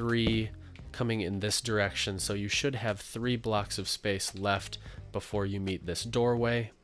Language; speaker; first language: English; native; English